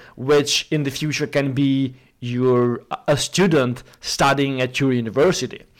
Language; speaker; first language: English; non-native, fluent; Albanian